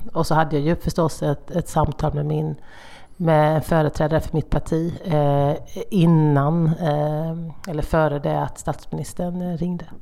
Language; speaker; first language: Swedish; native; Swedish